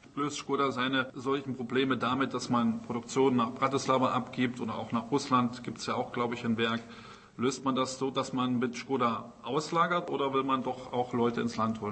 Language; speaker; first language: German; native; German